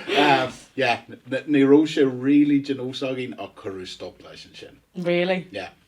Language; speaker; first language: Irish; non-native, local second language; English